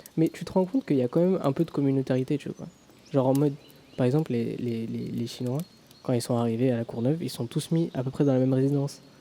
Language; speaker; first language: French; early bilingual, other home language; Tamil